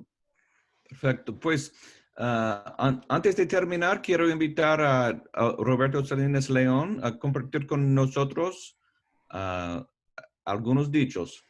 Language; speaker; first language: Spanish; non-native, learner; English